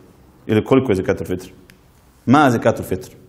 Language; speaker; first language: Arabic; non-native, fluent; Bosnian